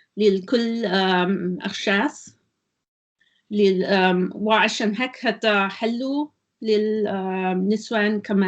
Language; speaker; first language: Arabic; non-native, learner; German